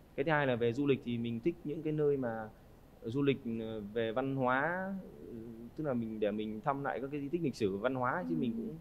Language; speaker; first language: Vietnamese; native; Vietnamese